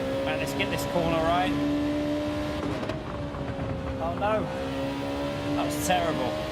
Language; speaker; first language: English; native; English